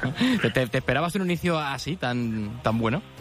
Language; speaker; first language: Spanish; native; Spanish